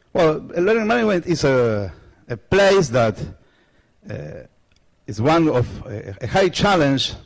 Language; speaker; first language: English; non-native, learner; Spanish